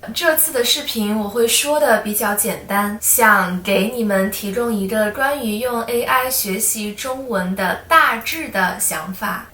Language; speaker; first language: Chinese; native; Chinese